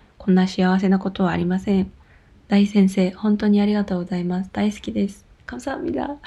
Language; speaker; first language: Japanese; non-native, fluent; Korean